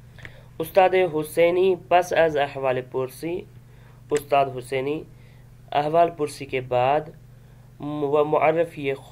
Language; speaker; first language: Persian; non-native, fluent; Urdu